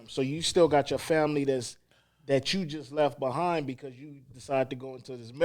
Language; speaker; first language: English; native; English